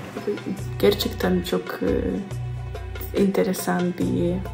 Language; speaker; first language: Turkish; non-native, learner; Ukrainian